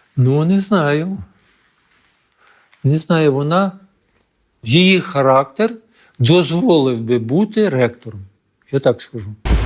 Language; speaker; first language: Ukrainian; native; Ukrainian